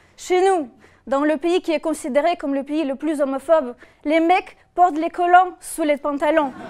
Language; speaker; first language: French; non-native, fluent; Russian